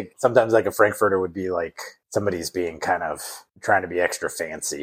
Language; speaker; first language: English; native; English